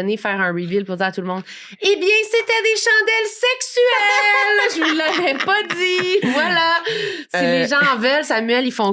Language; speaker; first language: French; native; French